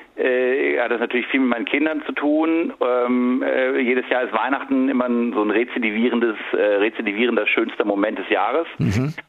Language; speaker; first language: German; native; German